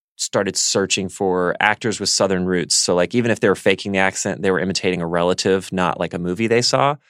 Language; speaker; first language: English; native; English